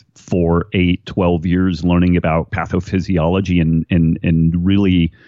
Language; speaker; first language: English; native; English